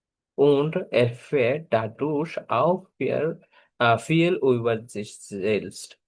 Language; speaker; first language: German; non-native, fluent; Bangla